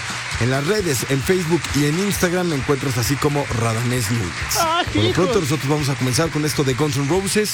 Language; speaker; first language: Spanish; native; Spanish